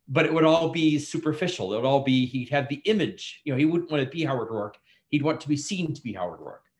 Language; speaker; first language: English; native; English